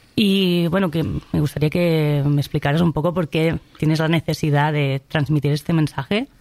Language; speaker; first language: Spanish; non-native, local second language; Catalan